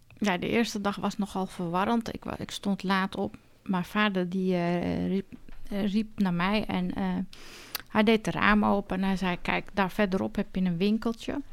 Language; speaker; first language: Dutch; early bilingual, other home language; Turkish